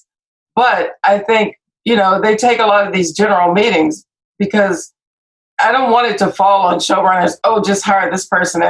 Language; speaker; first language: English; native; English